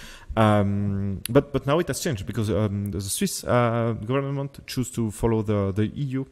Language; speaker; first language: English; non-native, fluent; French